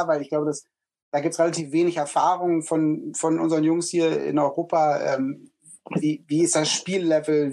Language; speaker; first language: German; native; German